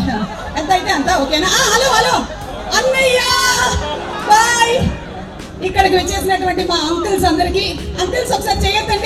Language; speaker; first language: Telugu; native; Telugu